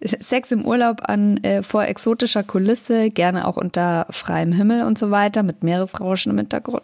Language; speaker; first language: German; native; German